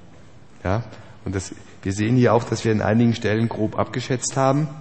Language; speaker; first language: German; native; German